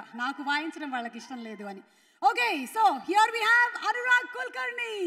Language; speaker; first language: Telugu; native; Telugu